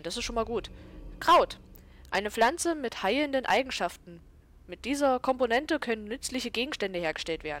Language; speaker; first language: German; native; German